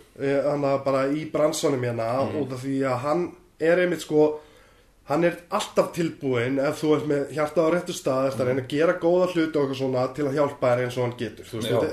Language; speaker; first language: Icelandic; native; Icelandic